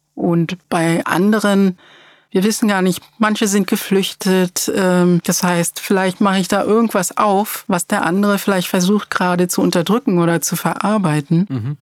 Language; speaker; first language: German; early bilingual, other home language; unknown